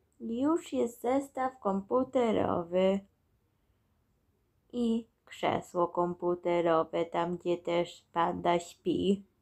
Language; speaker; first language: Polish; early bilingual, heritage; Polish